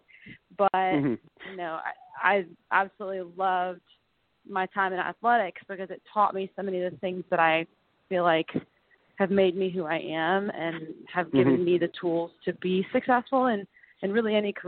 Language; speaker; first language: English; native; English